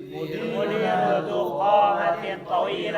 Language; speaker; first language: Arabic; non-native, learner; Indonesian